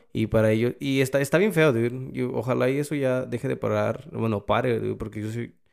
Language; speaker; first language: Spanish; early bilingual, heritage; Spanish